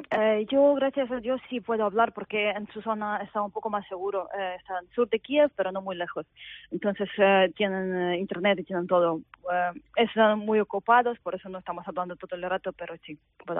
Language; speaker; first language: Spanish; non-native, fluent; Ukrainian